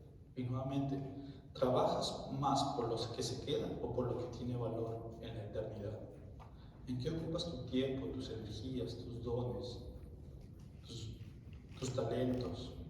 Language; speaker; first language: Spanish; native; Spanish